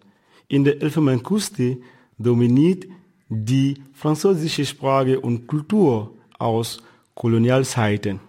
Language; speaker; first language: German; non-native, fluent; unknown